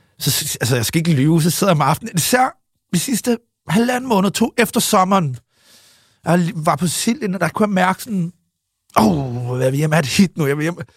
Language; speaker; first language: Danish; early bilingual, other home language; English